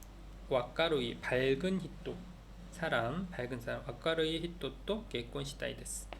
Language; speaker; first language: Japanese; non-native, learner; Korean